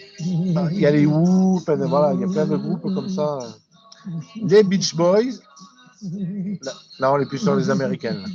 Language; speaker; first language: French; native; French